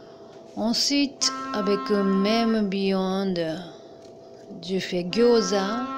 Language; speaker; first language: French; non-native, learner; Japanese